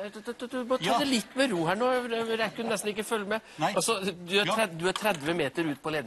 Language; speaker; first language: Norwegian; native; Norwegian